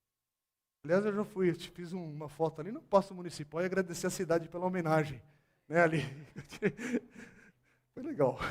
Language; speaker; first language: Portuguese; native; Portuguese